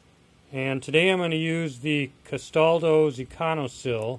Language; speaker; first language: English; native; English